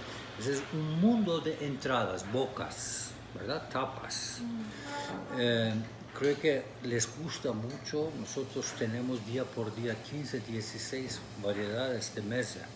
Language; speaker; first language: Spanish; non-native, fluent; Turkish